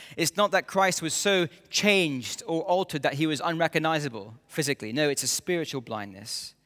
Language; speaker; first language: English; native; English